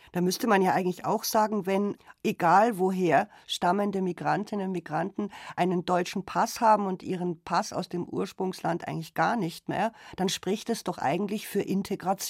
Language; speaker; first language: German; native; German